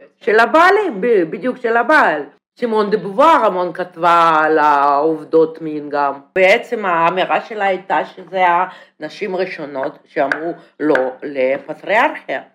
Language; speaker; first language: Hebrew; non-native, fluent; Russian